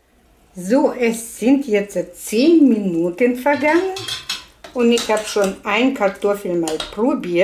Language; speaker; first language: German; non-native, fluent; Russian